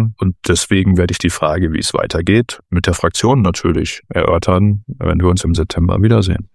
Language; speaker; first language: German; native; German